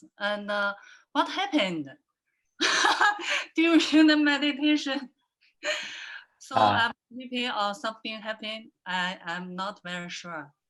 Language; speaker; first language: English; non-native, learner; Chinese